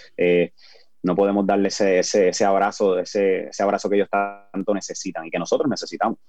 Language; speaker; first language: Spanish; native; Spanish